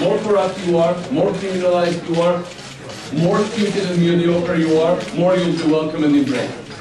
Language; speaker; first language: English; non-native, fluent; Georgian